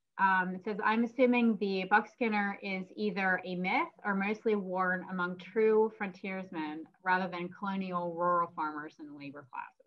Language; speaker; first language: English; native; English